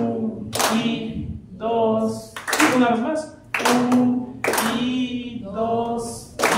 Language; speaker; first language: Spanish; native; Spanish